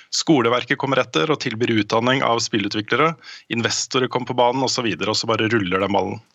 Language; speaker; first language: Norwegian; native; Norwegian